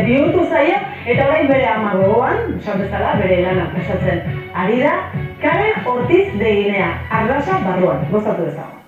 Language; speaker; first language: Basque; native; Basque